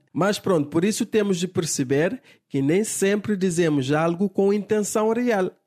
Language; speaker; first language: Portuguese; non-native, local second language; Kabuverdianu